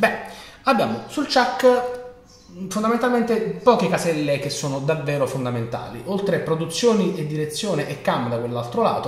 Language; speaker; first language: Italian; native; Italian